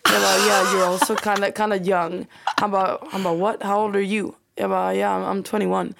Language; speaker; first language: English; non-native, fluent; Swedish